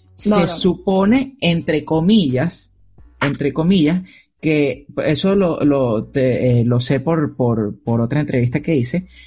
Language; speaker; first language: Spanish; native; Spanish